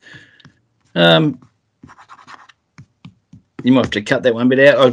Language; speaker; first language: English; native; English